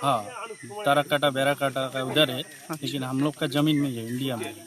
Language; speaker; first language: Hindi; non-native, local second language; Bangla